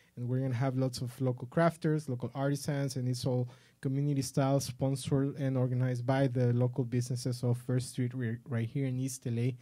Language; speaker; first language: English; early bilingual, other home language; Spanish